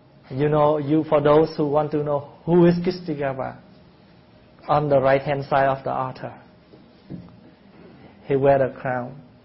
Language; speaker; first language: English; non-native, fluent; Vietnamese